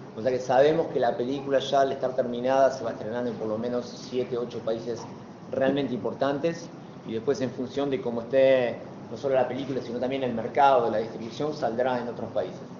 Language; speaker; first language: Spanish; native; Spanish